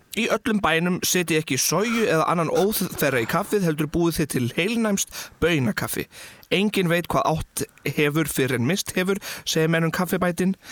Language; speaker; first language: Icelandic; native; Icelandic